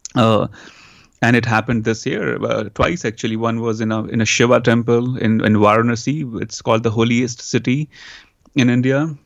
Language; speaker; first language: English; non-native, local second language; Hindi